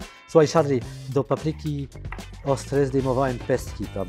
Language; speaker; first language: Polish; non-native, fluent; French